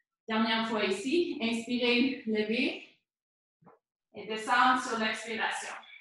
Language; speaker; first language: French; non-native, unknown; English